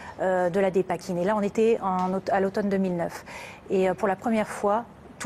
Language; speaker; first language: French; native; French